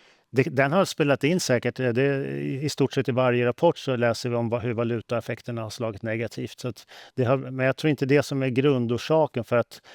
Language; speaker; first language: Swedish; native; Swedish